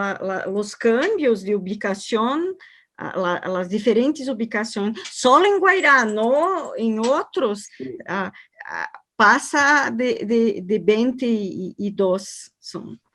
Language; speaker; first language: Spanish; non-native, learner; Portuguese